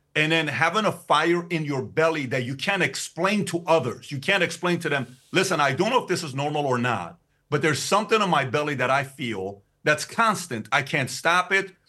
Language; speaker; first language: English; early bilingual, other home language; Persian